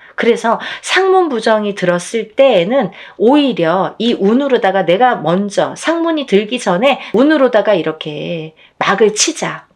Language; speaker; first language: Korean; native; Korean